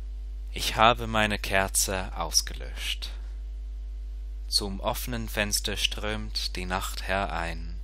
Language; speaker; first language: German; non-native, fluent; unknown